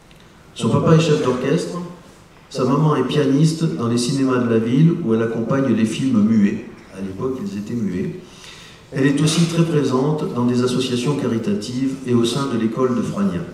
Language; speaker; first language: French; native; French